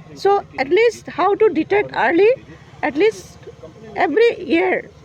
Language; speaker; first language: English; non-native, local second language; Telugu